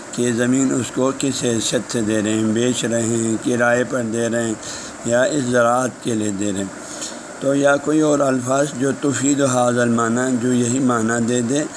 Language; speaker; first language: Urdu; non-native, local second language; Balti